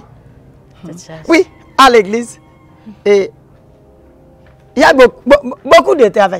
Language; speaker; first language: French; non-native, local second language; Haitian Creole